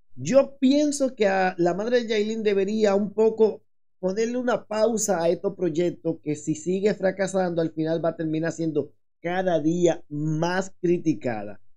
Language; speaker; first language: Spanish; native; Spanish